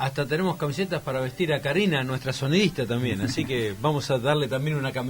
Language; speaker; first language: Spanish; native; Spanish